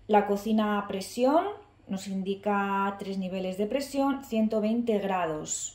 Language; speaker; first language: Spanish; native; Spanish